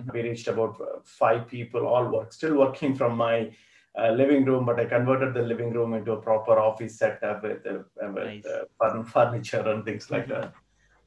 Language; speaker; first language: English; non-native, local second language; Tamil